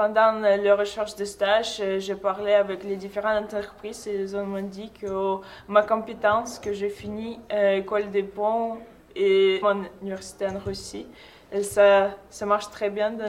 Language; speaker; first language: French; non-native, fluent; Russian